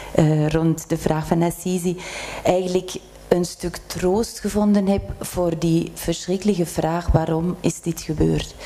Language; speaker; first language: Dutch; non-native, fluent; German